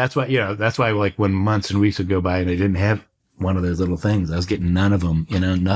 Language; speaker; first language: English; native; English